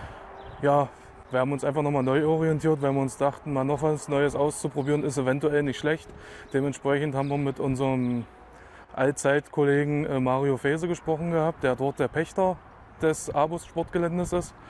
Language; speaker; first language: German; native; German